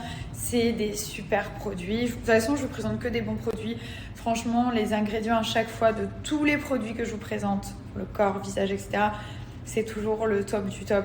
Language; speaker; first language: French; native; French